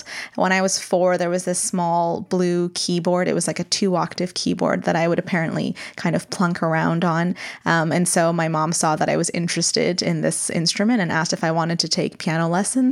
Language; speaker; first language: English; native; English